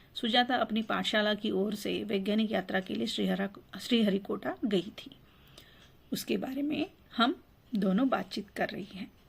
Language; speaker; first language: Hindi; non-native, local second language; Telugu